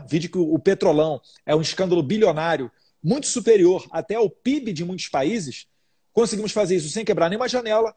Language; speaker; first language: Portuguese; native; Portuguese